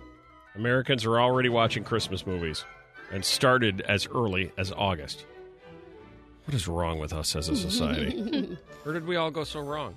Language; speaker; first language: English; native; English